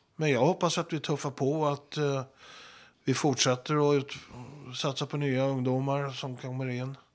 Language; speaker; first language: Swedish; native; Swedish